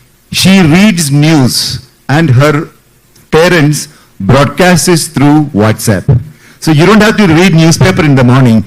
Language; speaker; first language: English; non-native, local second language; Malayalam